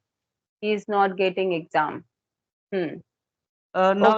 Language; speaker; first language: English; non-native, local second language; Hindi